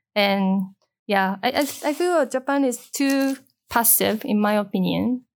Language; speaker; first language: English; non-native, fluent; Japanese